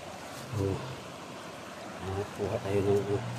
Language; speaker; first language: Filipino; non-native, local second language; Cebuano